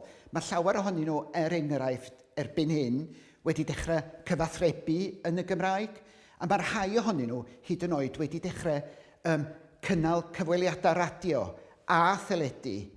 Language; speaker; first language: Welsh; native; Welsh